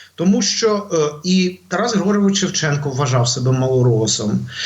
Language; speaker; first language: Ukrainian; non-native, local second language; Russian